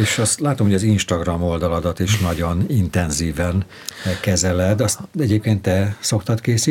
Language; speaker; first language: Hungarian; native; Hungarian